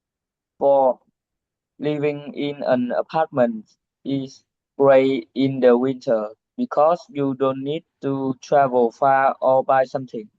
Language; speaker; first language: English; non-native, learner; Vietnamese